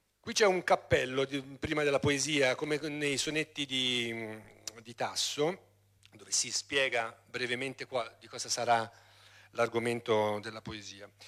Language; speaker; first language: Italian; native; Italian